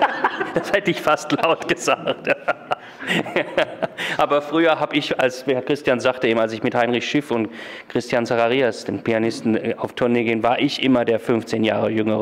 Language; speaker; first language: German; native; German